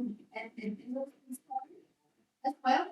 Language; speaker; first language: English; non-native, learner; Vietnamese